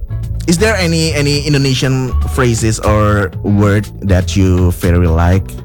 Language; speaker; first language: English; non-native, fluent; Indonesian